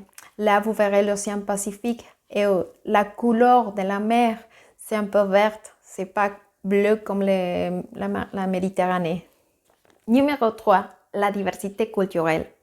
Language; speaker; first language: French; non-native, fluent; Spanish